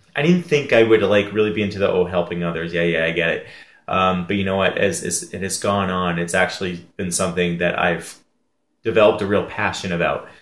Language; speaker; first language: English; native; English